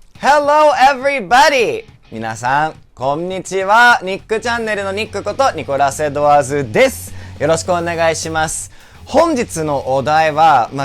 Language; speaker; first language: Japanese; non-native, fluent; English